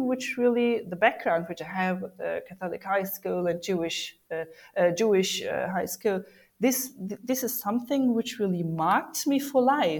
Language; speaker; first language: English; non-native, fluent; German